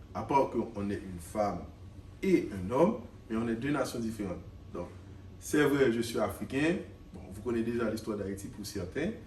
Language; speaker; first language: French; non-native, local second language; Haitian Creole